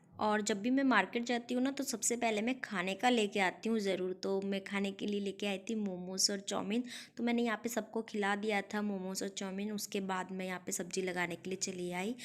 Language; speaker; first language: Hindi; non-native, local second language; Bangla